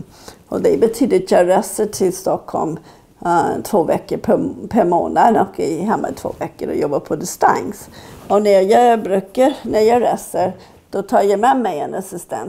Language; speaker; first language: Swedish; non-native, fluent; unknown